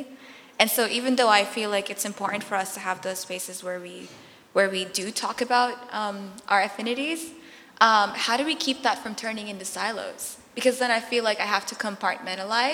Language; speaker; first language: English; early bilingual, other home language; Arabic